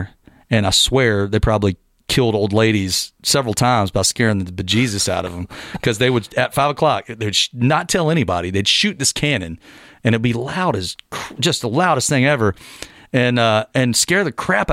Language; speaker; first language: English; native; English